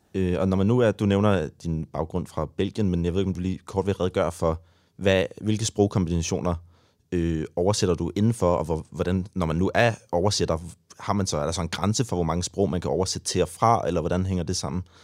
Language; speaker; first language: Danish; native; Danish